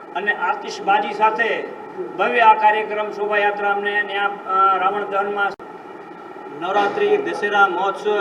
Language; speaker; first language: Gujarati; non-native, local second language; Sindhi